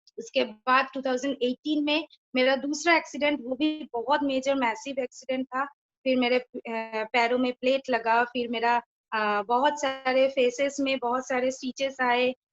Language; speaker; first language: Hindi; non-native, local second language; Bangla